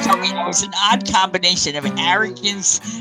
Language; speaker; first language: English; native; English